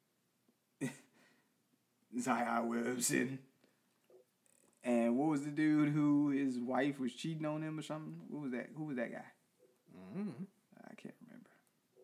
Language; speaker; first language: English; native; English